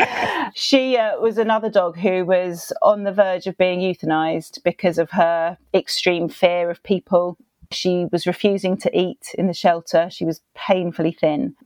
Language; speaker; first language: English; native; English